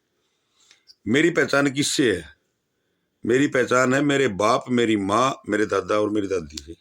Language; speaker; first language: Hindi; native; Hindi